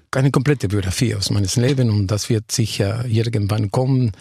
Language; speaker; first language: German; non-native, learner; Spanish